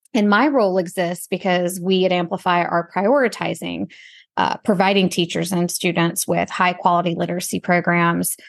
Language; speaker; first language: English; native; English